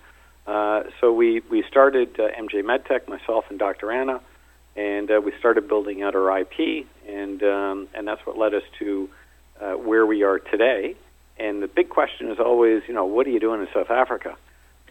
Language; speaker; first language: English; native; English